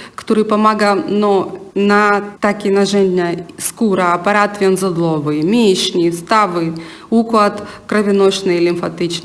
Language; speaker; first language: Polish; non-native, learner; Ukrainian